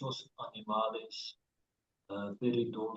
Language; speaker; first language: Spanish; non-native, learner; English